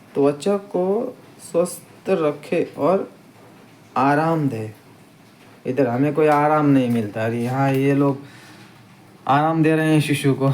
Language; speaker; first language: Hindi; non-native, local second language; Marathi